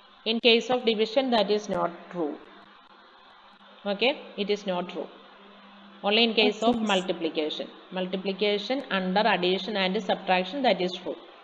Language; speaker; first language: English; non-native, local second language; Malayalam